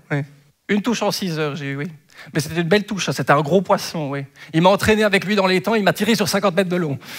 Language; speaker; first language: French; native; French